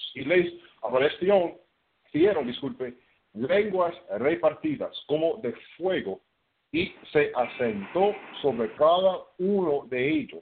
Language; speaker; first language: Spanish; non-native, fluent; English